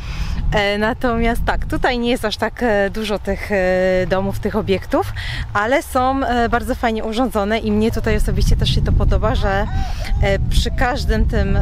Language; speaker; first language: Polish; native; Polish